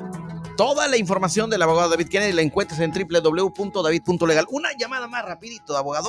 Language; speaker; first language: Spanish; native; Spanish